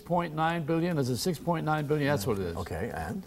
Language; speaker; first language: English; native; English